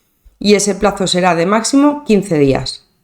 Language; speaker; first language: Spanish; native; Spanish